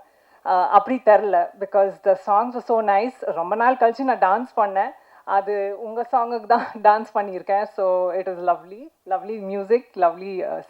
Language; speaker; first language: Tamil; non-native, learner; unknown